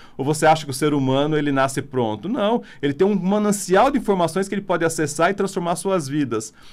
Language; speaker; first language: Portuguese; non-native, fluent; Italian